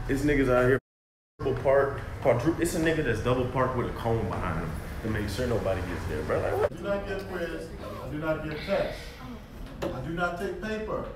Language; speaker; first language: English; native; English